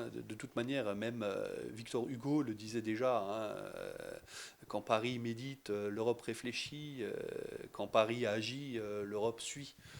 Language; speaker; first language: French; native; French